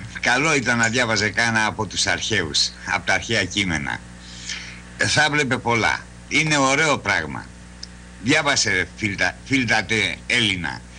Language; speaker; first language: Greek; native; Greek